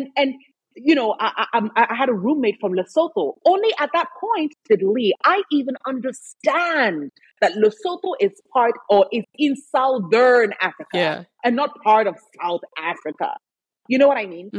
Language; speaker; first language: English; non-native, local second language; Akan